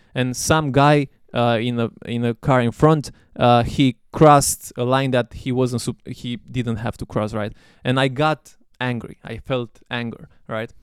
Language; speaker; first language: English; non-native, fluent; Romanian